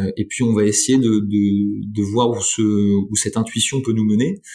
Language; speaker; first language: French; native; French